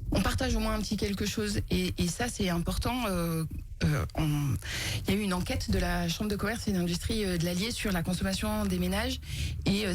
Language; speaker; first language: French; native; French